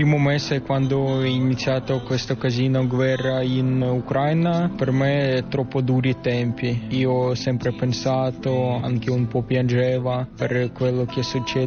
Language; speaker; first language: Italian; non-native, learner; Ukrainian